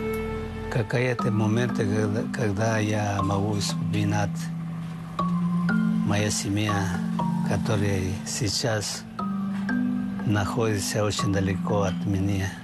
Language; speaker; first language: Russian; non-native, fluent; Chinese